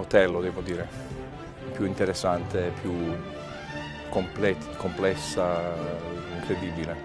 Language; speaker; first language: Italian; non-native, learner; English